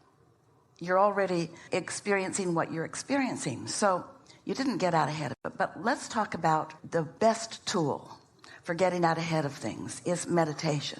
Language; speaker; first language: English; native; English